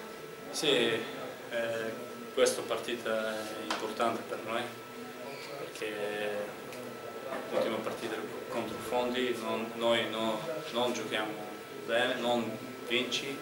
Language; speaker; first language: Italian; non-native, learner; Bulgarian